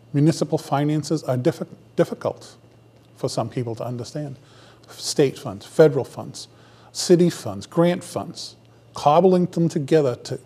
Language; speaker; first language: English; native; English